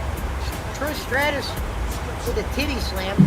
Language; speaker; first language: English; native; English